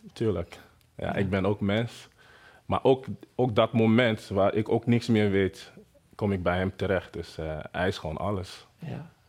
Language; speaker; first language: Dutch; non-native, fluent; Bini